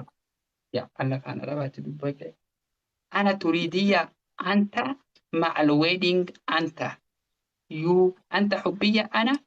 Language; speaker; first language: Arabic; non-native, learner; Oromo